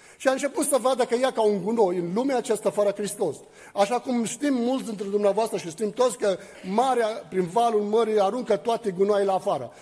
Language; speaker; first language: Romanian; non-native, fluent; Arabic